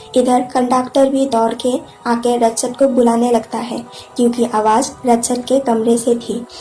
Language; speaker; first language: Hindi; non-native, local second language; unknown